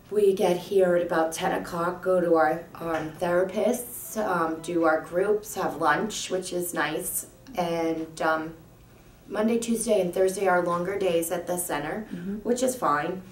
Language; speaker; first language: English; native; English